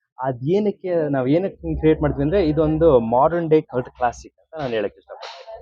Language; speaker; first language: Kannada; early bilingual, heritage; Kannada